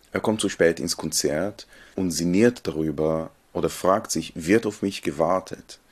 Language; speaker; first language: German; non-native, fluent; Hebrew